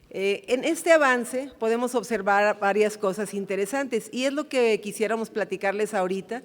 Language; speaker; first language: Spanish; native; Spanish